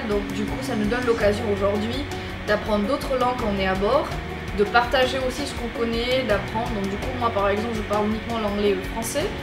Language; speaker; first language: French; non-native, local second language; Morisyen